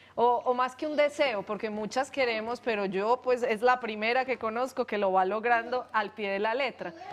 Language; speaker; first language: Spanish; native; Spanish